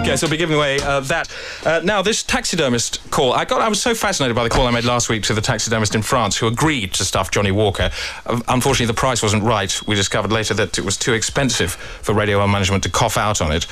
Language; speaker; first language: English; native; English